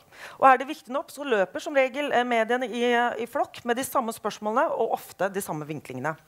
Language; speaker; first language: Norwegian; native; Norwegian